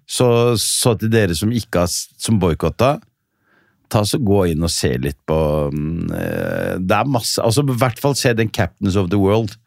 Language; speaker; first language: Norwegian; early bilingual, other home language; Riffian